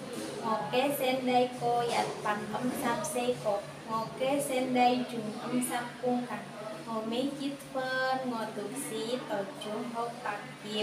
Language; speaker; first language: Cantonese; non-native, learner; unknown